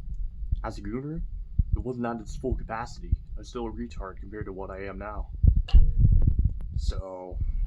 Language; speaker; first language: English; native; English